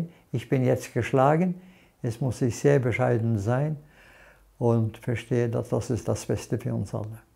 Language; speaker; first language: German; non-native, fluent; Norwegian